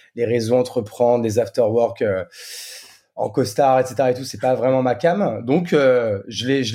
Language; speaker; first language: French; native; French